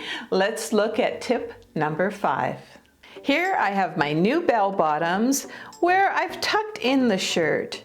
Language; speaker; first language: English; native; English